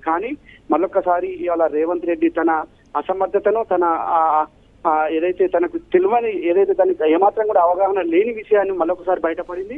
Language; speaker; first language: Telugu; native; Telugu